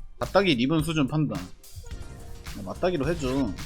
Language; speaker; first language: Korean; native; Korean